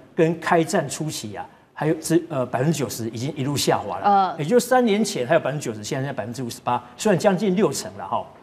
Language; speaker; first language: Chinese; native; Chinese